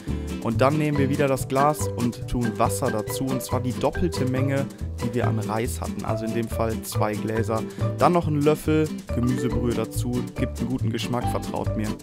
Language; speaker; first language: German; native; German